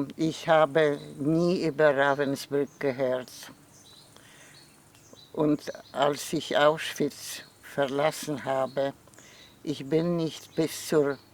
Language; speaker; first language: German; non-native, fluent; Polish